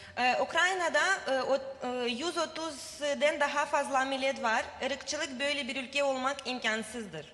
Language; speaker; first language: Turkish; non-native, learner; Ukrainian